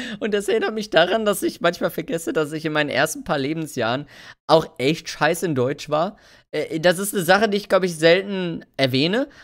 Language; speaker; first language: German; early bilingual, other home language; Hungarian